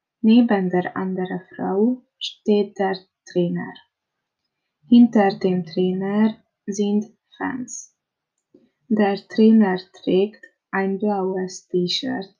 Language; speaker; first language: German; non-native, learner; Hungarian